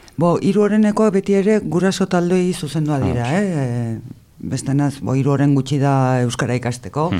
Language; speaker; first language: Basque; native; Basque